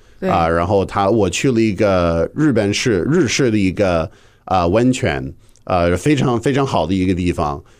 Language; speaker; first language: Chinese; non-native, fluent; English